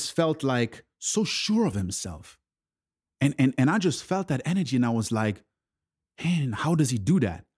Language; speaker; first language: English; early bilingual, other home language; French